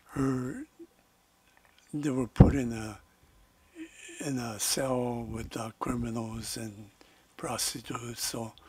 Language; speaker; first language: English; non-native, fluent; Spanish